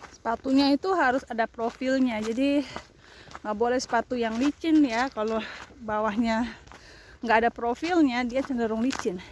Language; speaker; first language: Indonesian; native; Indonesian